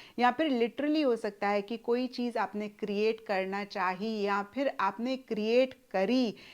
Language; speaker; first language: Hindi; native; Hindi